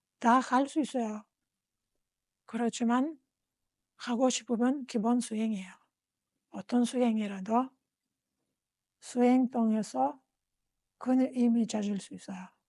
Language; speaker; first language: Korean; non-native, fluent; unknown